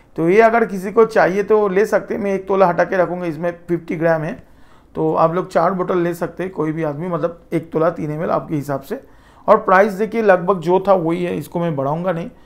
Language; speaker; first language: Hindi; non-native, local second language; Bangla